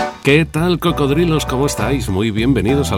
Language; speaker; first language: Spanish; native; Spanish